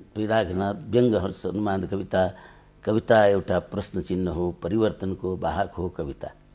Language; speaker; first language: Nepali; native; Nepali